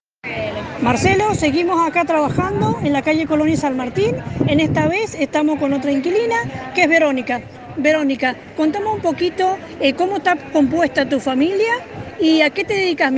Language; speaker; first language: Spanish; native; Spanish